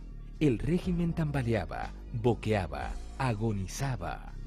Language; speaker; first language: Spanish; native; Spanish